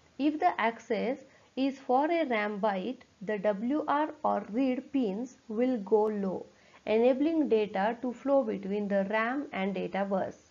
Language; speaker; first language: English; non-native, local second language; Marathi